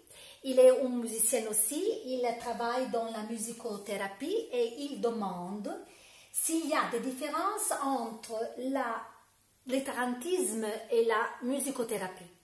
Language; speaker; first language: French; non-native, fluent; Italian